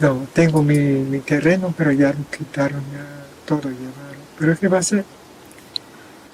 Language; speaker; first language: Spanish; non-native, local second language; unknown